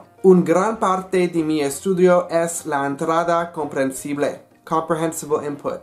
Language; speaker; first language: Spanish; non-native, learner; English